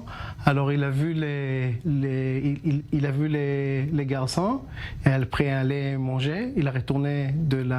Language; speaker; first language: French; non-native, learner; Hebrew